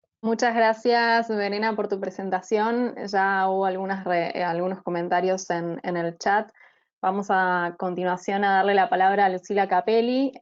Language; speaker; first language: Spanish; native; Spanish